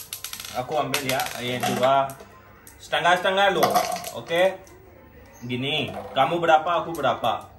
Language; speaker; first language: Indonesian; non-native, learner; Urdu